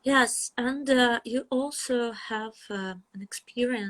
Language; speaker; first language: English; non-native, fluent; Russian